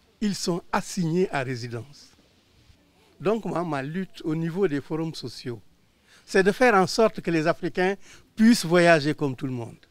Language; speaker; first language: French; non-native, local second language; Wolof